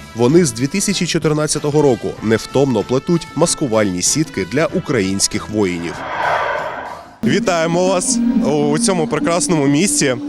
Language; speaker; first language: Ukrainian; native; Ukrainian